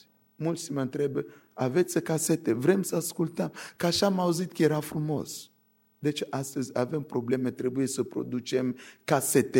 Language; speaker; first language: Romanian; non-native, fluent; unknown